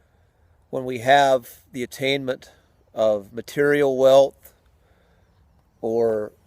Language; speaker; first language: English; native; English